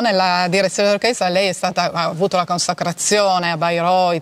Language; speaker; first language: Italian; native; Italian